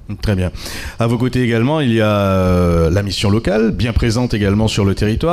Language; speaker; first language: French; native; French